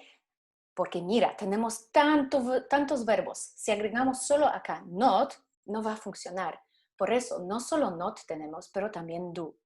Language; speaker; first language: Spanish; non-native, fluent; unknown